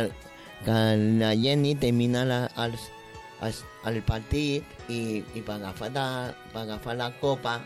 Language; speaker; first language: Catalan; non-native, local second language; Spanish